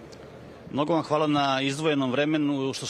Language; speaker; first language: Serbian; native; Serbian